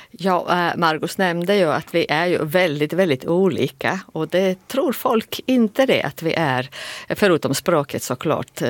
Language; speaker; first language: Swedish; non-native, fluent; Latvian